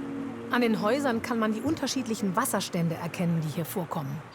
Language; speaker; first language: German; native; German